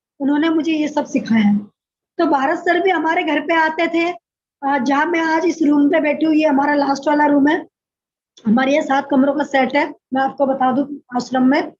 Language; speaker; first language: Hindi; native; Hindi